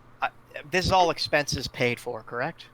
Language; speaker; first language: English; native; English